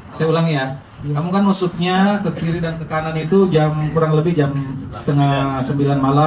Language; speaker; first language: Indonesian; native; Indonesian